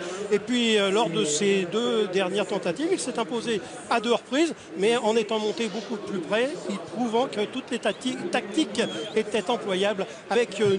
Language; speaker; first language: French; native; French